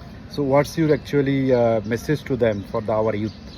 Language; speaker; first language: English; non-native, local second language; Bangla